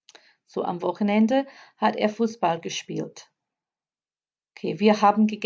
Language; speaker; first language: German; non-native, fluent; English